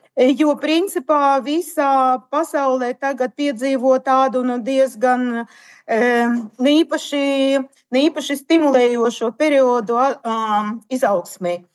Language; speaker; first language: Latvian; non-native, local second language; Russian